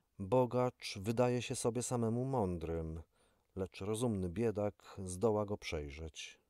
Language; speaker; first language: Polish; native; Polish